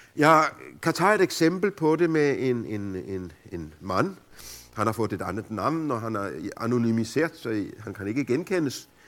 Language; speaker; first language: Danish; native; Danish